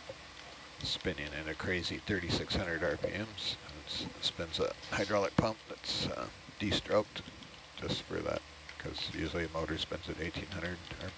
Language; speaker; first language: English; native; English